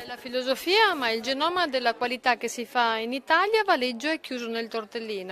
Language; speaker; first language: Italian; native; Italian